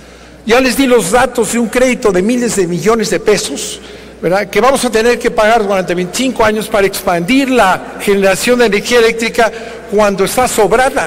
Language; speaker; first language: Spanish; native; Spanish